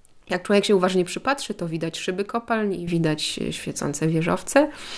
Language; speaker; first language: Polish; native; Polish